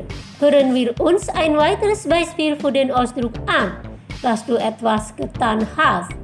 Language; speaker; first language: German; non-native, fluent; Indonesian